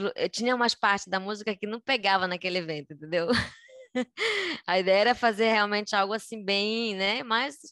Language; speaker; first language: Portuguese; native; Portuguese